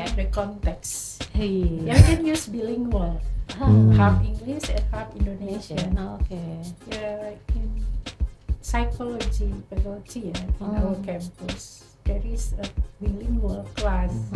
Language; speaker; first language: English; non-native, fluent; Indonesian